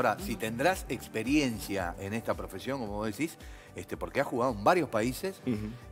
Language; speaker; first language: Spanish; native; Spanish